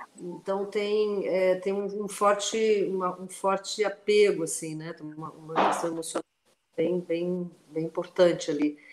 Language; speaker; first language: Portuguese; non-native, local second language; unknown